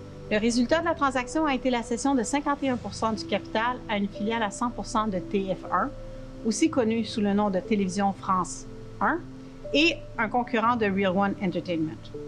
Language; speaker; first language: French; native; French